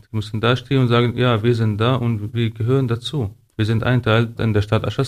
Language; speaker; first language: German; non-native, fluent; Arabic